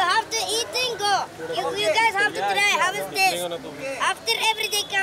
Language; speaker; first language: English; non-native, learner; Tajik